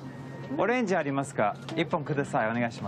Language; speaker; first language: Japanese; early bilingual, heritage; English